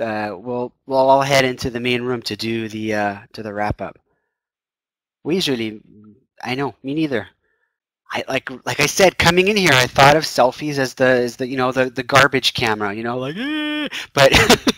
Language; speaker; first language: English; native; English